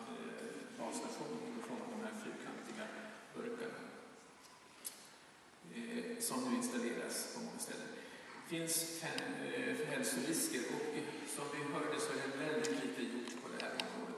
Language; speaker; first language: Swedish; native; Swedish